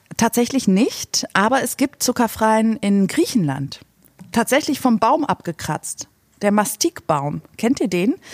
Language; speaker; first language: German; native; German